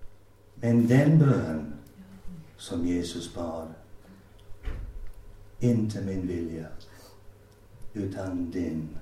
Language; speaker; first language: Swedish; non-native, fluent; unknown